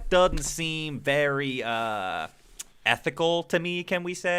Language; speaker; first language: English; native; English